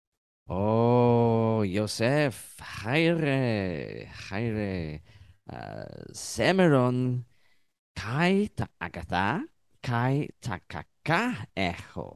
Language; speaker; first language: Greek; non-native, learner; English